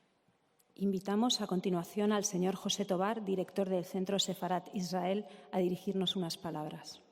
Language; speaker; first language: Spanish; native; Spanish